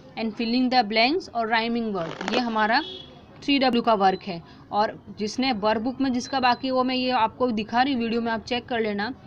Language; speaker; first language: Hindi; non-native, local second language; Gujarati